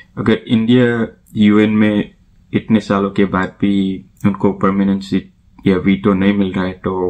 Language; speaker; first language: Hindi; native; Hindi